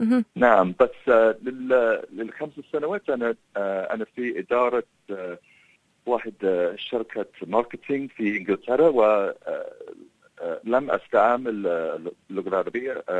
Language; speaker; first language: Arabic; non-native, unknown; English